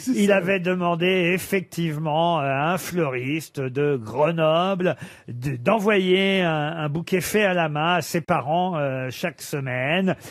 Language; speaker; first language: French; native; French